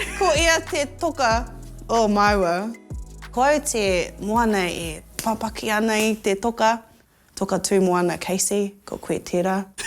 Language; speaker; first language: Māori; non-native, local second language; English